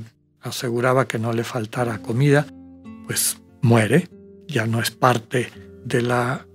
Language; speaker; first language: Spanish; native; Spanish